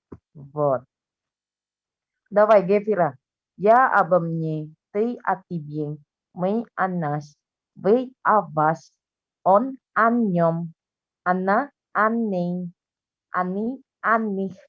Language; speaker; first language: Russian; non-native, fluent; Indonesian